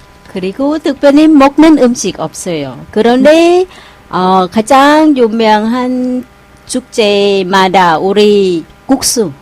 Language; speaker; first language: Korean; non-native, learner; Thai